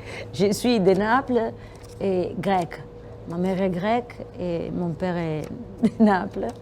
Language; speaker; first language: French; non-native, fluent; Italian